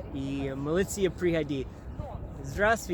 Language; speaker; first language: Russian; non-native, learner; English